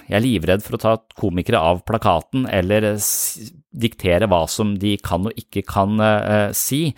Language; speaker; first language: Norwegian; native; Norwegian